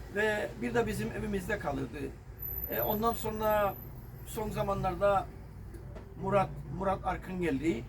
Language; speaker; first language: Turkish; native; Turkish